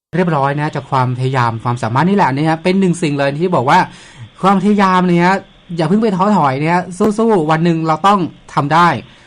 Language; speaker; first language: Thai; native; Thai